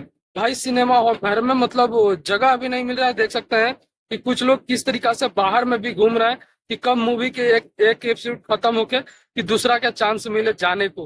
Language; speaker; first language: Hindi; non-native, local second language; Bhojpuri